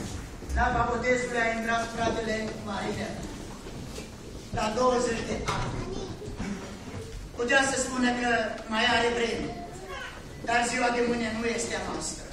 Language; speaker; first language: Romanian; native; Romanian